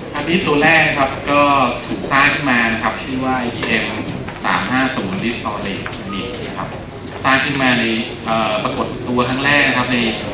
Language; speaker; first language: Thai; native; Thai